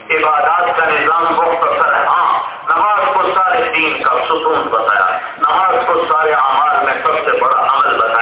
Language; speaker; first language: Urdu; non-native, local second language; Punjabi